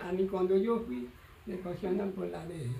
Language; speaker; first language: Spanish; non-native, learner; Haitian Creole